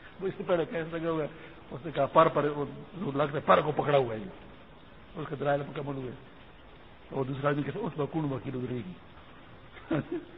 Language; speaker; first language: Urdu; non-native, local second language; Pashto